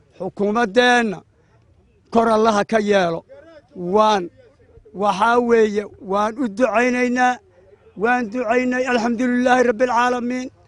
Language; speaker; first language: Somali; native; Somali